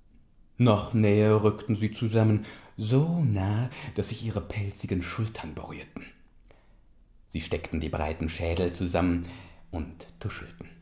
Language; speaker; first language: German; native; German